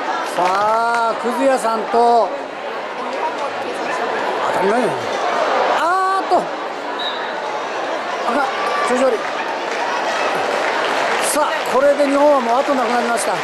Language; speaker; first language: Japanese; native; Japanese